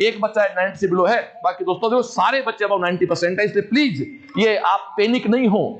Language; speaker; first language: Hindi; native; Hindi